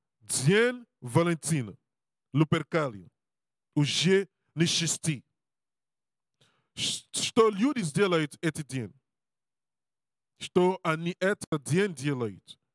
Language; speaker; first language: Russian; non-native, learner; English